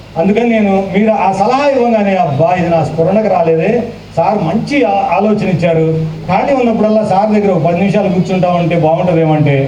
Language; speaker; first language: Telugu; native; Telugu